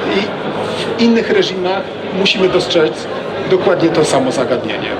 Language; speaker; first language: Polish; native; Polish